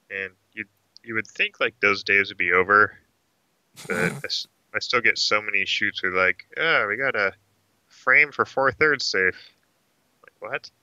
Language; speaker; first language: English; native; English